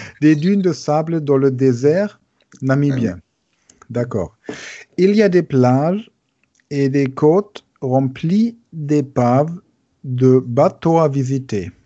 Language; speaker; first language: French; non-native, learner; German